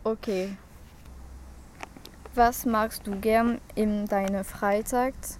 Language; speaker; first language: German; non-native, learner; French